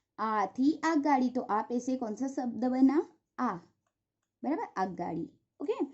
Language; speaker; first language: Hindi; non-native, local second language; Gujarati